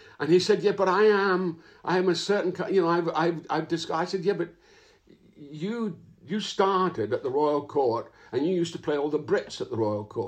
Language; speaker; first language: English; native; English